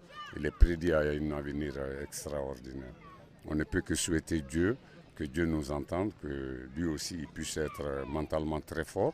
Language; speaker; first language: French; non-native, local second language; Bambara